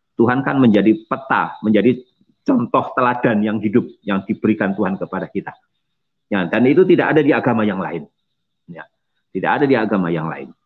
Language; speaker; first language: Indonesian; non-native, local second language; Javanese